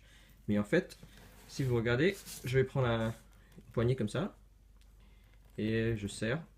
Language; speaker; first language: French; native; French